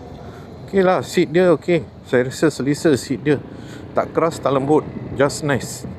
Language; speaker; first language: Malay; non-native, local second language; Tamil